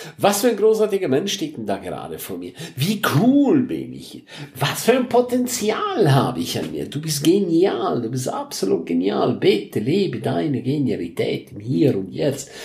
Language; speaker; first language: German; non-native, local second language; Romansh